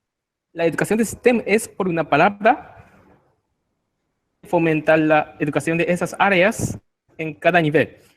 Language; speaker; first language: Spanish; non-native, learner; Japanese